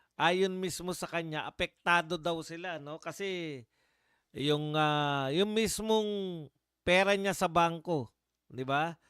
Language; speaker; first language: Filipino; native; Filipino